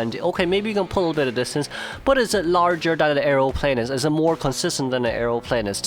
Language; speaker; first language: English; non-native, fluent; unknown